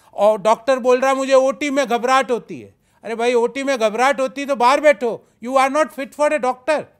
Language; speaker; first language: Hindi; native; Hindi